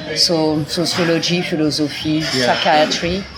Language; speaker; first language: English; non-native, fluent; French